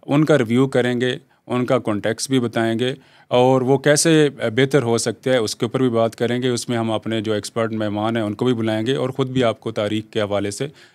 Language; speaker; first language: Urdu; native; Urdu